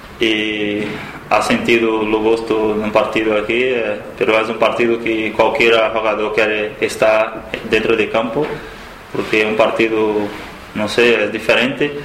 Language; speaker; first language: Spanish; non-native, learner; Portuguese